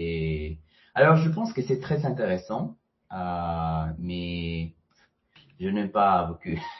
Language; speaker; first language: French; non-native, fluent; Spanish